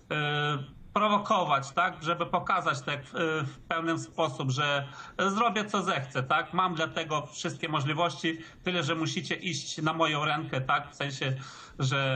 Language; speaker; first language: Polish; early bilingual, heritage; Polish